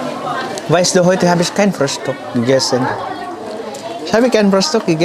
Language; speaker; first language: German; non-native, learner; Filipino